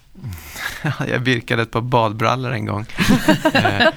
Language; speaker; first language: Swedish; native; Swedish